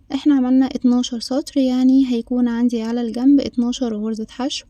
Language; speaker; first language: Arabic; native; Arabic